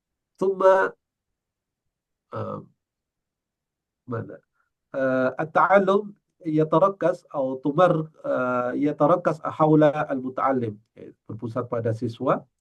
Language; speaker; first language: Arabic; non-native, fluent; Indonesian